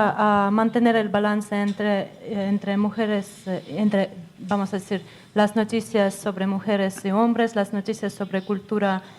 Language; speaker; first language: Spanish; non-native, fluent; Russian